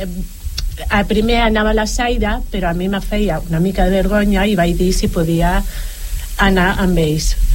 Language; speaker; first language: Catalan; non-native, local second language; Spanish